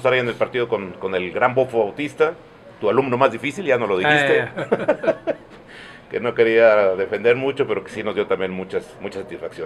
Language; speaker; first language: Spanish; native; Spanish